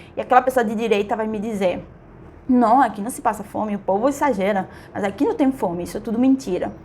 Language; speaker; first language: Portuguese; non-native, fluent; Spanish